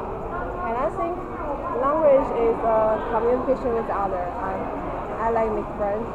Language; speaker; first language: English; non-native, learner; Chinese